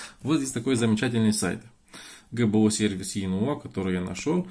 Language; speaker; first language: Russian; non-native, fluent; Romanian